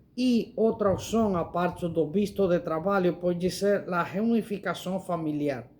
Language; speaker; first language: Portuguese; non-native, learner; Spanish